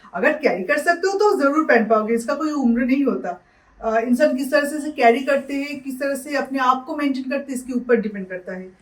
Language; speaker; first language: Hindi; non-native, local second language; Bangla